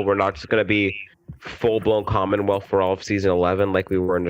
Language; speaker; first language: English; native; English